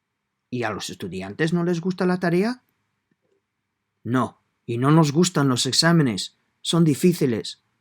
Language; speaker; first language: Spanish; non-native, fluent; English